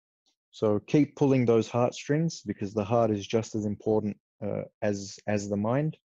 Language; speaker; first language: English; native; English